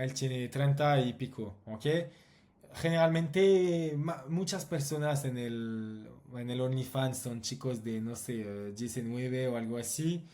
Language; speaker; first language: Spanish; non-native, learner; French